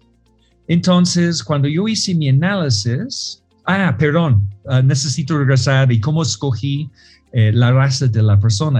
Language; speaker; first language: Spanish; non-native, fluent; English